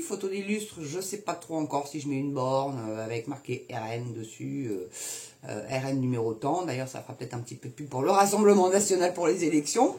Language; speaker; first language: French; native; French